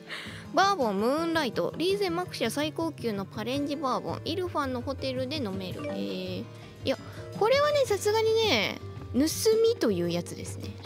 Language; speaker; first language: Japanese; native; Japanese